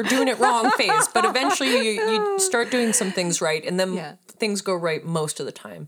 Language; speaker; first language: English; native; English